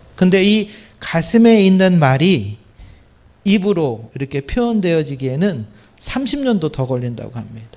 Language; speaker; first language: Korean; native; Korean